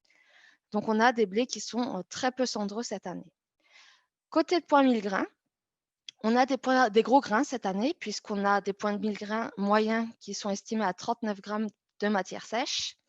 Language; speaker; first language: French; native; French